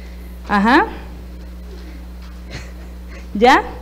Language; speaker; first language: Spanish; native; Spanish